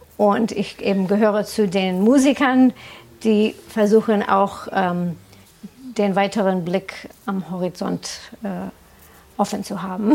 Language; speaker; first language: German; non-native, fluent; English